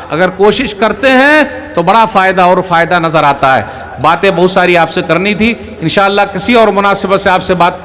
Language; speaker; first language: Hindi; native; Hindi